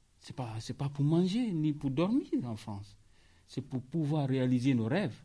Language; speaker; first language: French; non-native, local second language; Fula